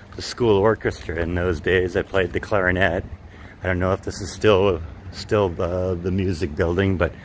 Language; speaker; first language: English; native; English